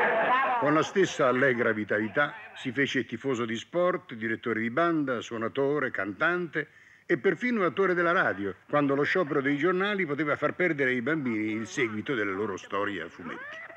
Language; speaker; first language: Italian; native; Italian